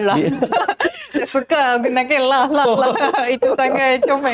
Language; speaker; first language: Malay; non-native, learner; Japanese